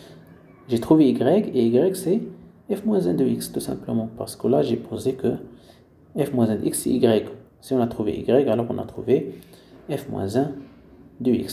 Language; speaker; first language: French; non-native, local second language; Arabic